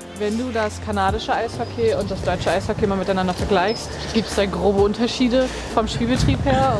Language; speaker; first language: German; native; German